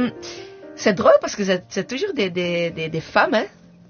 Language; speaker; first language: French; non-native, fluent; English